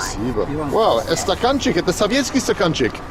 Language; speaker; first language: Russian; non-native, learner; English